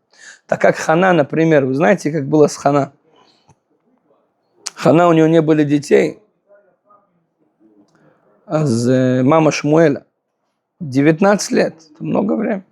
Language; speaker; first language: Russian; non-native, fluent; Hebrew